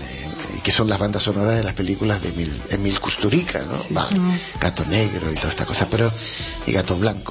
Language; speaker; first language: Spanish; native; Spanish